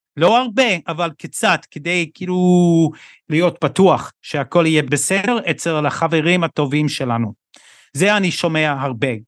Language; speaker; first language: Hebrew; non-native, fluent; English